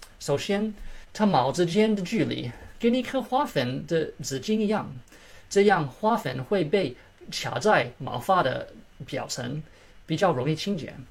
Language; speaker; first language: Chinese; early bilingual, heritage; Chinese